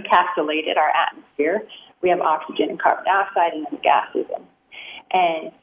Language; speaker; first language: English; native; English